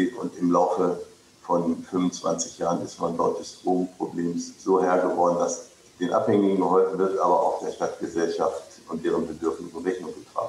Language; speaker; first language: German; native; German